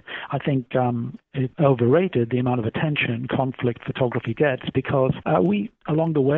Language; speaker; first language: English; native; English